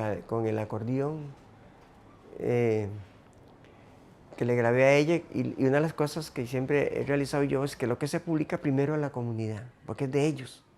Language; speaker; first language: Spanish; native; Spanish